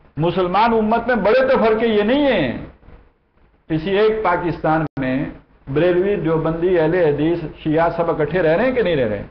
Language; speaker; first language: Urdu; native; Urdu